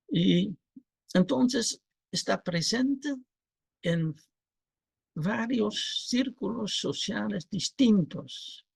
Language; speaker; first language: Spanish; non-native, fluent; Dutch